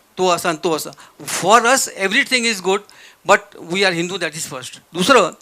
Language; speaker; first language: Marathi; non-native, local second language; Marwari